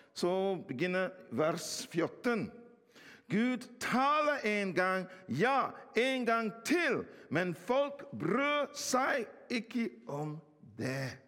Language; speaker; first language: Norwegian; non-native, fluent; English